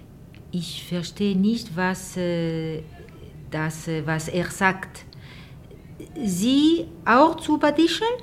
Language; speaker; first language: German; non-native, learner; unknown